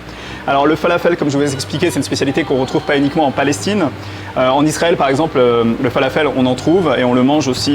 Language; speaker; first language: French; native; French